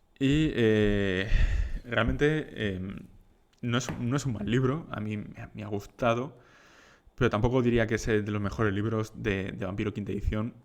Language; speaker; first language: Spanish; native; Spanish